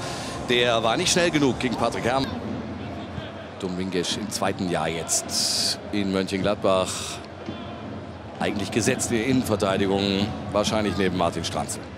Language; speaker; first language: German; native; German